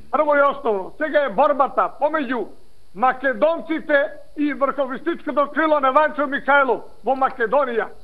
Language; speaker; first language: Macedonian; native; Macedonian